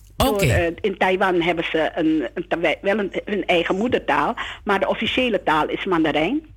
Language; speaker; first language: Dutch; non-native, local second language; Sranan Tongo